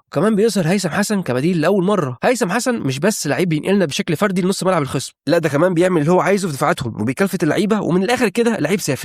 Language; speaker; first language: Arabic; native; Arabic